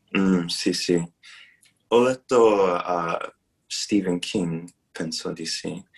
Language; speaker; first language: Italian; non-native, learner; English